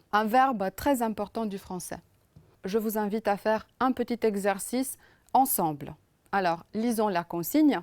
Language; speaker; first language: French; non-native, fluent; Romanian